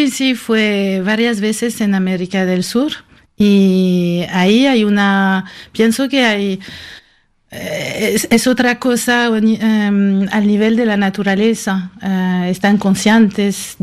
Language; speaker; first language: Spanish; non-native, fluent; French